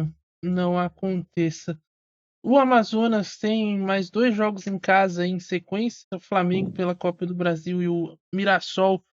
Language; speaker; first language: Portuguese; native; Portuguese